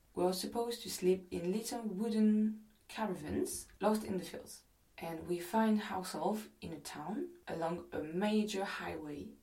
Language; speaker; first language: English; non-native, fluent; French